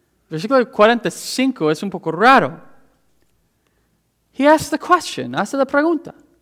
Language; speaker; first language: Spanish; non-native, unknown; English